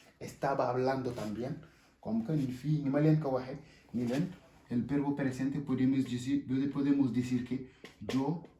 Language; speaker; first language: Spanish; non-native, fluent; Wolof